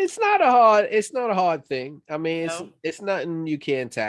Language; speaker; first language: English; native; English